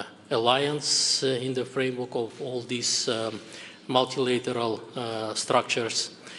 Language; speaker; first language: English; non-native, fluent; Kazakh